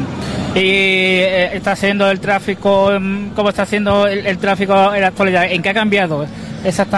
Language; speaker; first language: Spanish; native; Spanish